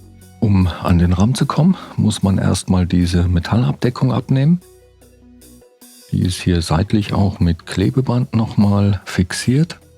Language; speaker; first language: German; native; German